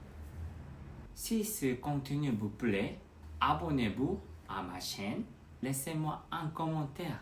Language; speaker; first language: French; non-native, fluent; Korean